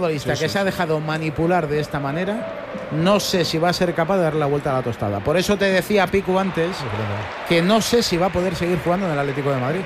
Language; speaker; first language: Spanish; native; Spanish